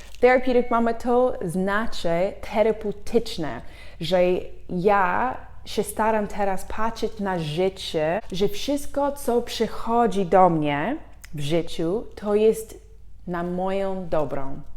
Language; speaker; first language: Polish; non-native, fluent; English